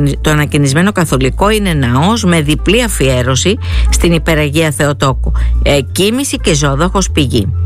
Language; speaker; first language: Greek; native; Greek